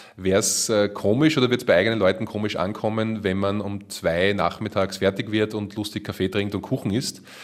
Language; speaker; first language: German; native; German